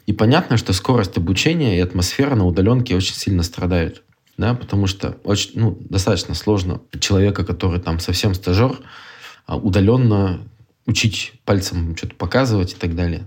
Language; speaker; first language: Russian; native; Russian